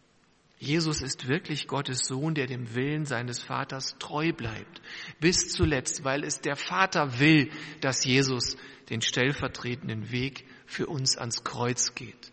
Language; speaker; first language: German; native; German